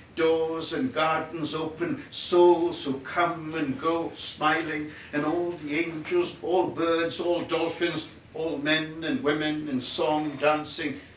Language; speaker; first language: English; non-native, local second language; Tamil